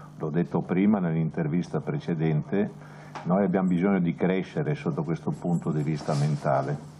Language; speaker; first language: Italian; native; Italian